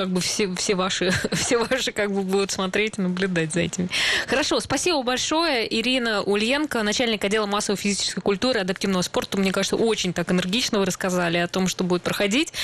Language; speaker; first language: Russian; native; Russian